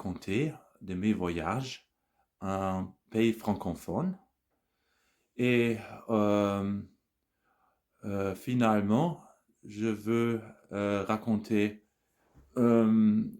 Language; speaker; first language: French; non-native, learner; German